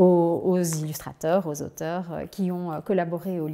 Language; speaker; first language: French; native; French